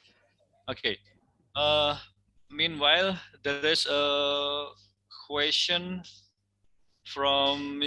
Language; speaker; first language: English; non-native, fluent; Indonesian